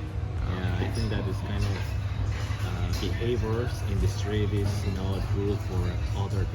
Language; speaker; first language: English; non-native, learner; Spanish